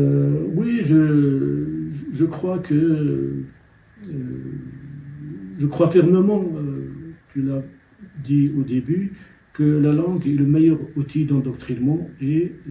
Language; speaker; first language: French; non-native, local second language; Tachelhit